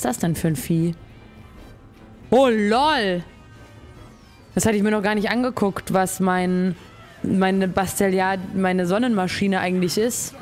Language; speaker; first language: German; native; German